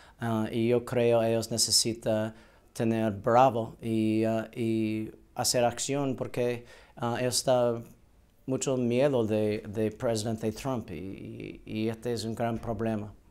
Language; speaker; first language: Spanish; non-native, learner; English